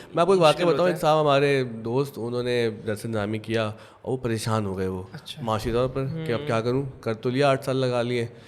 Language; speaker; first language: Urdu; native; Urdu